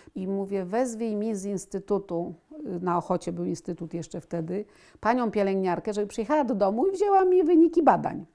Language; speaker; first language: Polish; native; Polish